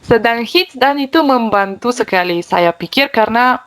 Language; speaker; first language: Indonesian; non-native, fluent; Bulgarian